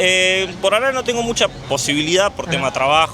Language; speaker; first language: Spanish; native; Spanish